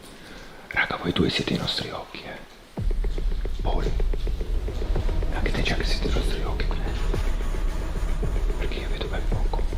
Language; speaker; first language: Italian; native; Italian